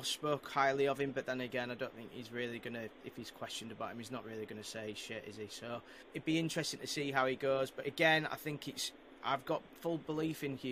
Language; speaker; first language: English; native; English